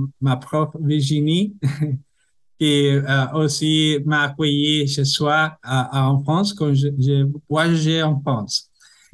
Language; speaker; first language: French; non-native, learner; Spanish